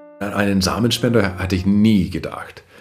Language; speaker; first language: German; non-native, fluent; English